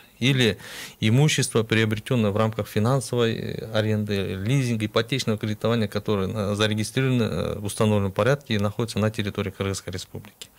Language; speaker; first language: Russian; non-native, local second language; Kyrgyz